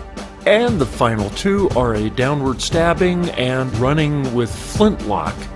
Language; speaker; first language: English; native; English